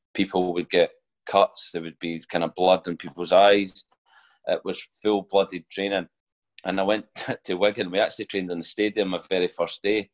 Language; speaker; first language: English; native; English